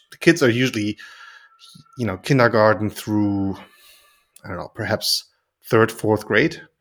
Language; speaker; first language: English; non-native, fluent; German